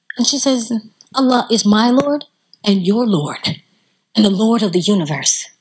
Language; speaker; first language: English; native; English